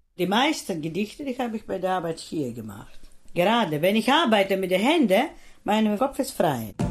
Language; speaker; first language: German; non-native, fluent; Greek